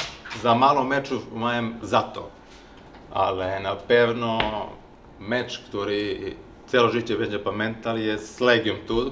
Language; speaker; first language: Polish; non-native, learner; Serbian